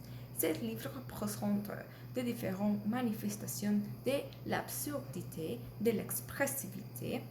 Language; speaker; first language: French; non-native, learner; Spanish